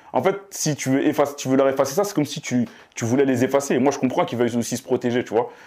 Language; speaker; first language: French; native; French